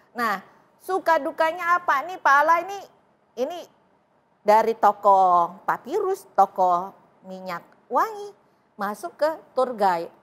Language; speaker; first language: Indonesian; native; Indonesian